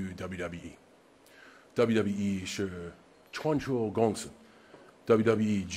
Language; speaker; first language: Chinese; non-native, learner; English